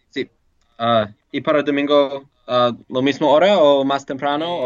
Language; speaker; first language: Spanish; non-native, learner; English